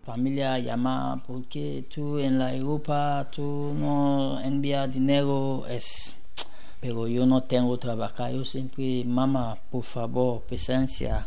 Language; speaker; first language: Spanish; non-native, learner; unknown